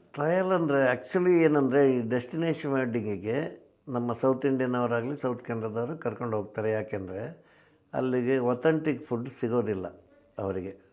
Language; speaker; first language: Kannada; non-native, local second language; Konkani